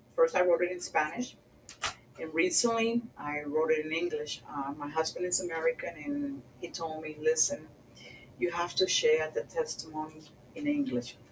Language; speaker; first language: English; early bilingual, other home language; Spanish